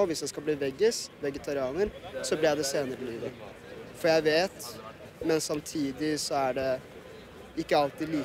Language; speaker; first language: Norwegian; native; Norwegian